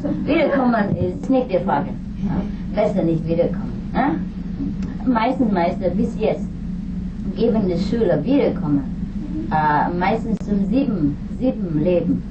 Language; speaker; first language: German; non-native, learner; Vietnamese